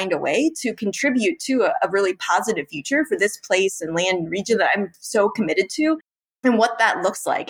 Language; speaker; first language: English; native; English